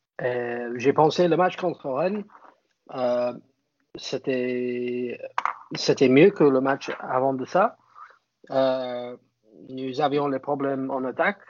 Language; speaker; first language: French; non-native, fluent; English